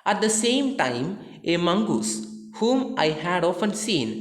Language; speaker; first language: English; non-native, local second language; Malayalam